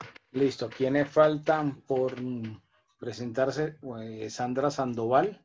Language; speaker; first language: Spanish; native; Spanish